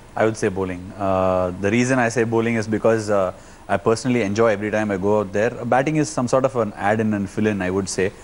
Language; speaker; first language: English; non-native, local second language; Tamil